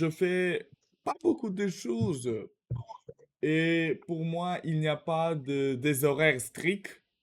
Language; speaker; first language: French; non-native, learner; Russian